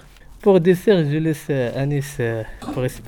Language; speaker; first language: French; non-native, learner; Arabic